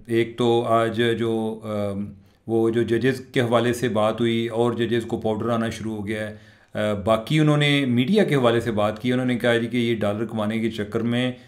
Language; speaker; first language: Urdu; non-native, local second language; Punjabi